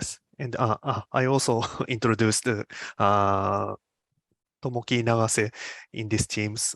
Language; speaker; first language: English; non-native, learner; Japanese